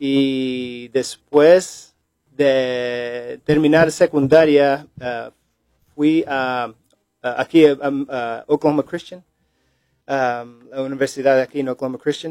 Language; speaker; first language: Spanish; early bilingual, heritage; English